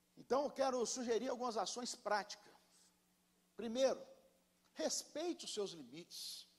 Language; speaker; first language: Portuguese; native; Portuguese